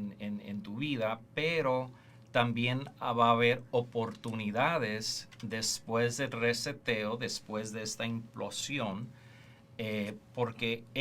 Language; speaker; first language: Spanish; early bilingual, heritage; Spanish